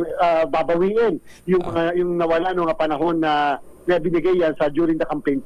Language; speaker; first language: Filipino; native; Filipino